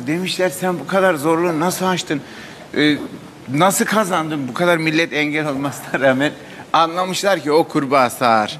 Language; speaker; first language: Turkish; native; Turkish